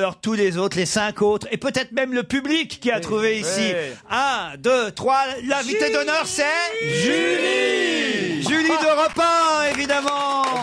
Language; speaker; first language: French; native; French